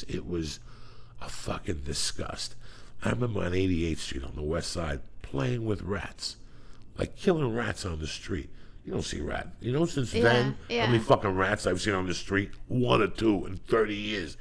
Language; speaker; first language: English; native; English